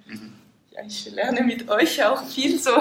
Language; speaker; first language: German; non-native, fluent; French